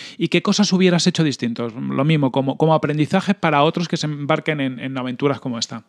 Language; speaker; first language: Spanish; native; Spanish